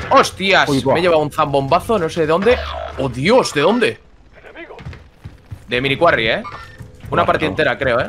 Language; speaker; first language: Spanish; native; Spanish